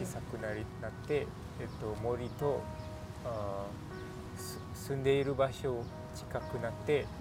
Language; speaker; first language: Japanese; non-native, learner; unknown